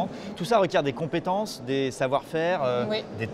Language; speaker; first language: French; native; French